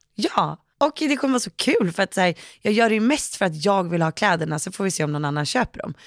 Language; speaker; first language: Swedish; native; Swedish